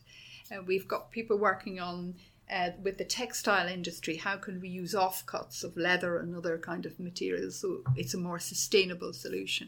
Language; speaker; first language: English; native; English